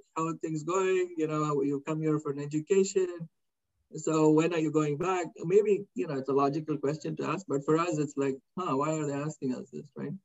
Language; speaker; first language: English; non-native, local second language; Kannada